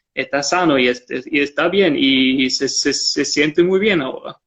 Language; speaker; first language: Spanish; non-native, fluent; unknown